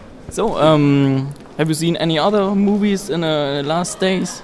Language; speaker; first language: English; non-native, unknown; German